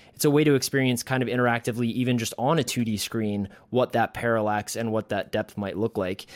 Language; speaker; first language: English; native; English